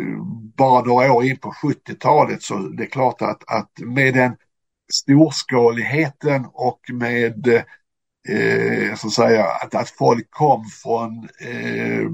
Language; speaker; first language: Swedish; native; Swedish